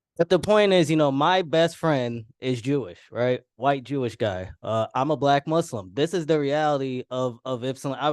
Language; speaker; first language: English; non-native, fluent; Arabic